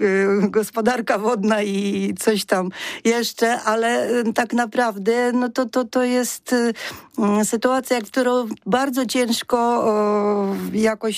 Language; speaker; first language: Polish; non-native, fluent; Ukrainian